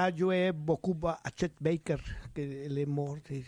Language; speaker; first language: French; non-native, fluent; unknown